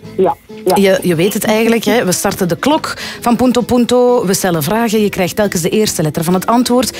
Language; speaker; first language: Dutch; native; Dutch